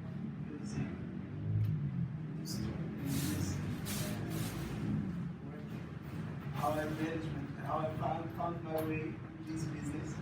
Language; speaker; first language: English; non-native, fluent; Portuguese